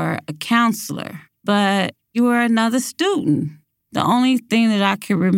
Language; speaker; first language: English; native; English